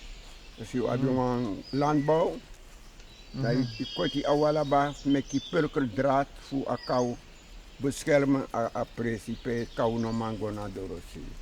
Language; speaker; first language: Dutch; non-native, local second language; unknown